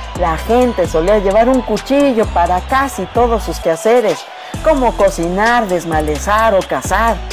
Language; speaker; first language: Spanish; native; Spanish